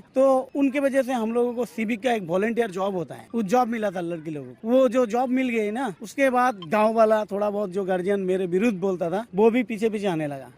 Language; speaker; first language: Hindi; non-native, local second language; Bangla